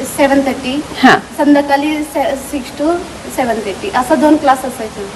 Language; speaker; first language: Marathi; non-native, local second language; Telugu